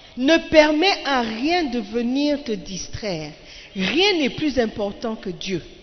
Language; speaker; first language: French; non-native, fluent; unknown